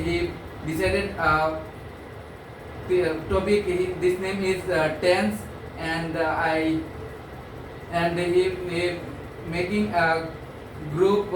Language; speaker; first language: English; non-native, learner; Bangla